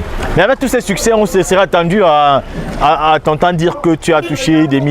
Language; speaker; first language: French; native; French